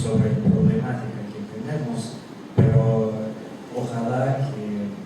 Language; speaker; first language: Spanish; non-native, fluent; Russian